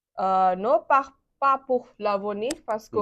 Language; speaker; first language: French; non-native, learner; Bangla